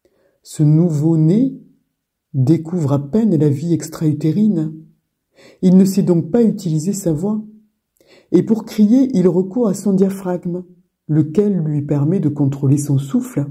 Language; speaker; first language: French; native; French